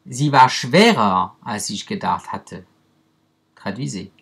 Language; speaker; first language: German; non-native, fluent; French